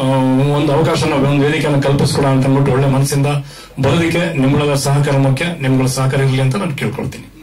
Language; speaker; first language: Kannada; native; Kannada